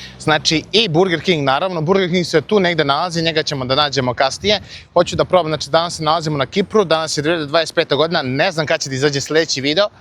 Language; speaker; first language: Bosnian; early bilingual, heritage; Bosnian